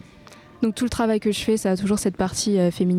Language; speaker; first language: French; non-native, fluent; Greek